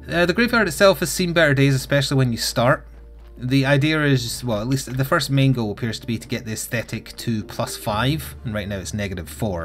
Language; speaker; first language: English; native; English